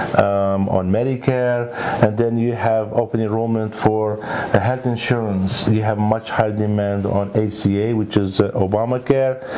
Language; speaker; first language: English; early bilingual, other home language; Arabic